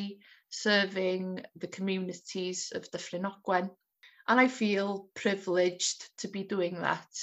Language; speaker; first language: English; native; English